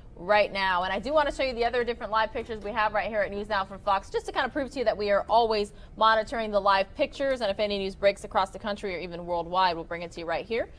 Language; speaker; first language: English; native; English